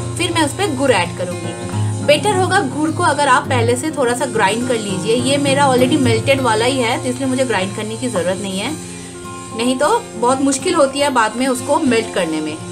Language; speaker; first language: Hindi; non-native, local second language; Bangla